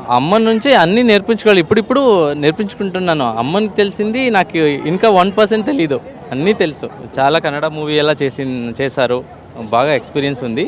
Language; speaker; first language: Telugu; non-native, learner; Kannada